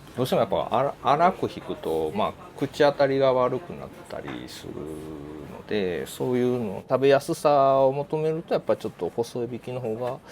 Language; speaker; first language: Japanese; native; Japanese